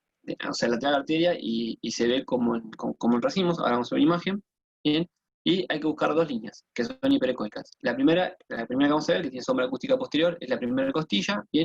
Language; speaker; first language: Spanish; native; Spanish